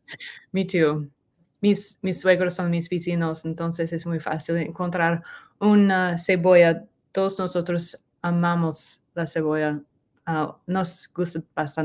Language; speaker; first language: Spanish; non-native, learner; English